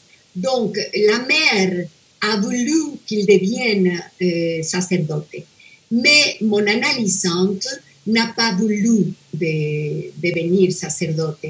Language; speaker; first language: French; non-native, fluent; Spanish